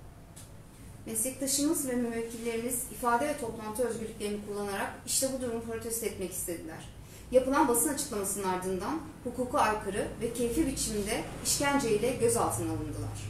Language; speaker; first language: Turkish; native; Turkish